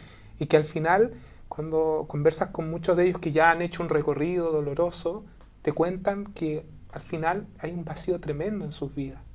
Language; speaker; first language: Spanish; native; Spanish